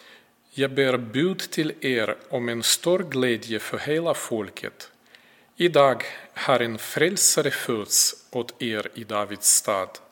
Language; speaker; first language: Swedish; non-native, fluent; Russian